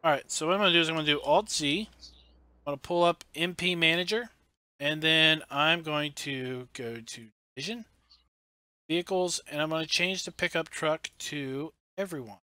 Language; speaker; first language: English; native; English